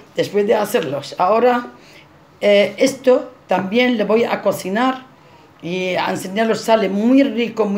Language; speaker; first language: Spanish; non-native, fluent; Arabic